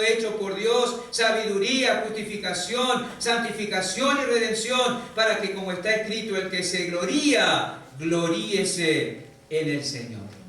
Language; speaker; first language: Spanish; native; Spanish